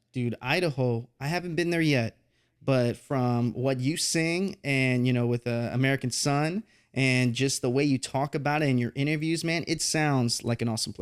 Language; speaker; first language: English; native; English